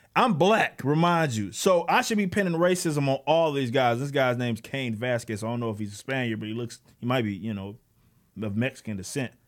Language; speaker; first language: English; native; English